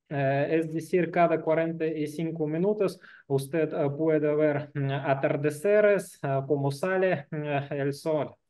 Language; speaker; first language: Spanish; non-native, learner; Russian